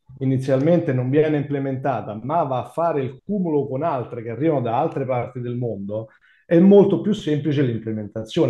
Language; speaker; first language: Italian; native; Italian